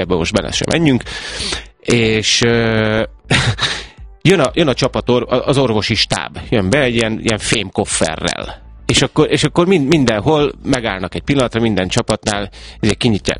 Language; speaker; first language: Hungarian; native; Hungarian